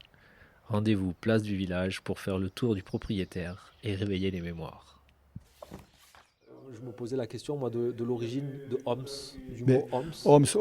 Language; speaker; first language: French; native; French